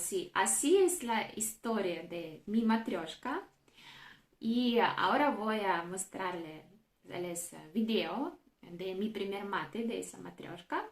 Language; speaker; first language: Spanish; non-native, fluent; Russian